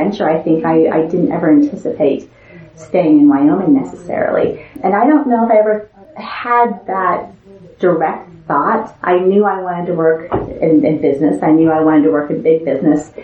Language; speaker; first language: English; native; English